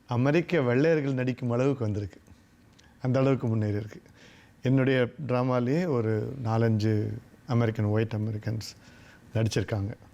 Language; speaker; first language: Tamil; native; Tamil